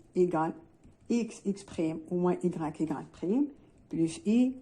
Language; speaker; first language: French; non-native, local second language; Arabic